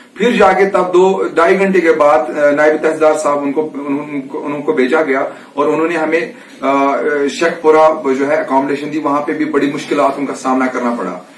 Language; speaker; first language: Hindi; non-native, local second language; Kashmiri